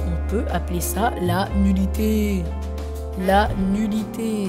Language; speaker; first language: French; native; French